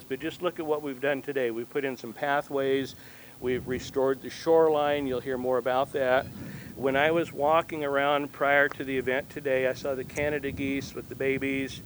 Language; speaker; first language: English; native; English